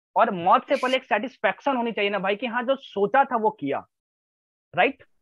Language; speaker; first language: Hindi; native; Hindi